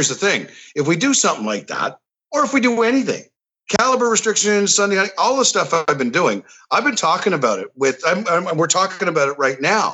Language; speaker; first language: English; native; English